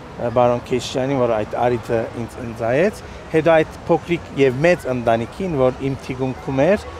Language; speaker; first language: Armenian; early bilingual, heritage; Armenian